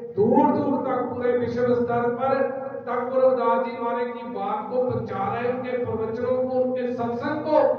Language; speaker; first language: Hindi; non-native, local second language; Punjabi